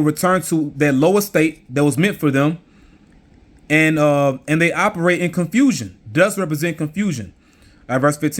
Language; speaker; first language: English; native; English